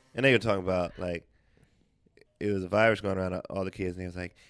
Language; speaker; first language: English; native; English